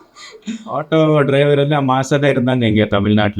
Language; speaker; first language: Tamil; non-native, local second language; Malayalam